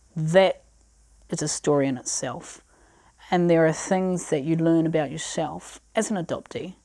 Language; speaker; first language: English; native; English